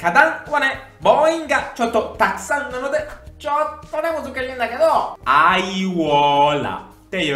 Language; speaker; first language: Japanese; non-native, fluent; Italian